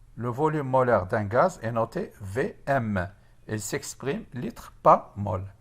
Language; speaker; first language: French; non-native, local second language; Arabic